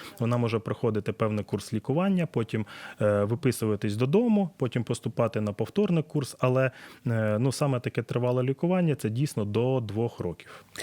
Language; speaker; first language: Ukrainian; native; Ukrainian